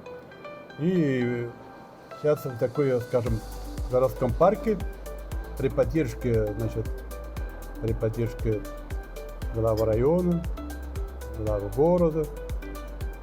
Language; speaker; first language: Russian; non-native, local second language; Tatar